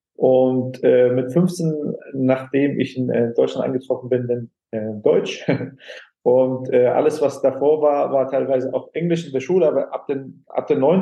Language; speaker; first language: German; non-native, fluent; Aramaic